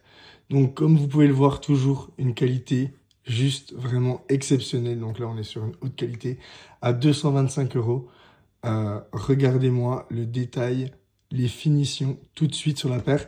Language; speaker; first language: French; native; French